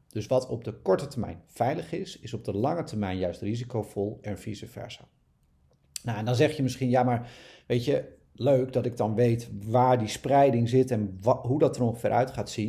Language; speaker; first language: Dutch; native; Dutch